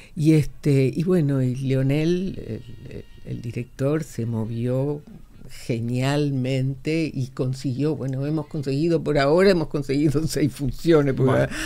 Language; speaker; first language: Spanish; native; Spanish